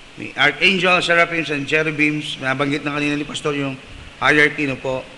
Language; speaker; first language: Filipino; non-native, local second language; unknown